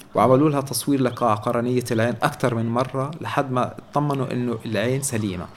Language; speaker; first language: Arabic; native; Arabic